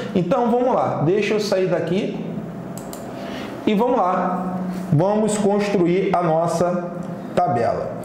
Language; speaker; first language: Portuguese; native; Portuguese